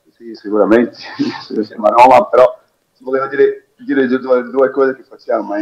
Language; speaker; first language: Italian; non-native, fluent; Portuguese